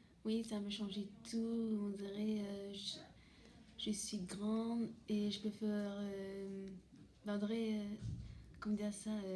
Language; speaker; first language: French; non-native, local second language; Réunion Creole French